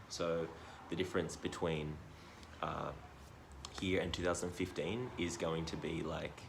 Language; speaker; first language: English; native; English